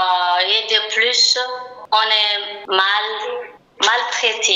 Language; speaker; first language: French; non-native, local second language; Malagasy